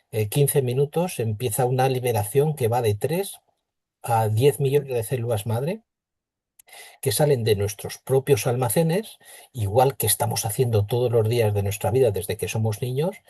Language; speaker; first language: Spanish; native; Spanish